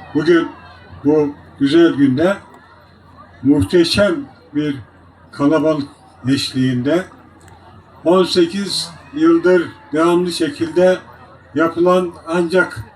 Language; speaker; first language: Turkish; native; Turkish